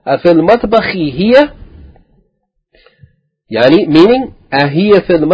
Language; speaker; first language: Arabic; non-native, fluent; English